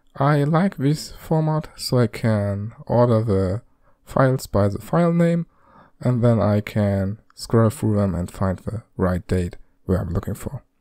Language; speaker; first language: English; non-native, fluent; German